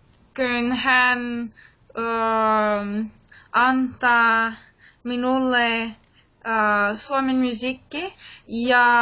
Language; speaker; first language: Finnish; non-native, learner; English